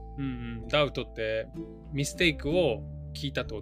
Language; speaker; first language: Japanese; native; Japanese